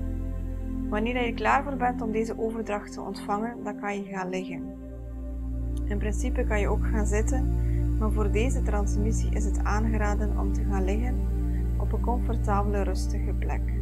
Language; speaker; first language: Dutch; native; Dutch